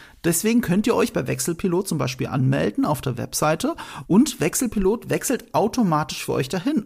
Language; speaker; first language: German; native; German